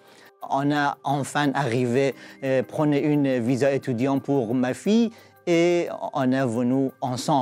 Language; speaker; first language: French; non-native, learner; Persian